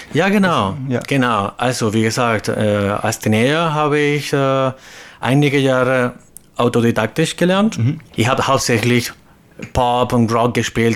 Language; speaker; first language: German; non-native, fluent; Spanish